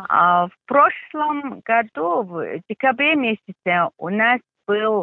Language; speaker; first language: Russian; non-native, fluent; Mongolian